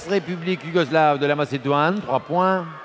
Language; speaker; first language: French; non-native, learner; Turkish